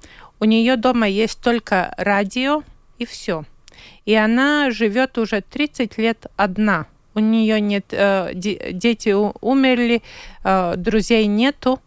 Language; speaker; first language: Russian; non-native, local second language; Latvian